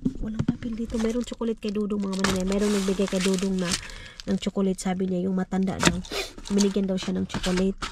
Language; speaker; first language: Filipino; non-native, local second language; Cebuano